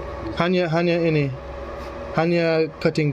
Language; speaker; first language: Indonesian; non-native, learner; English